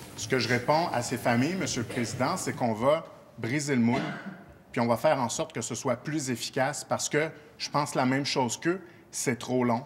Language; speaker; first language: French; native; French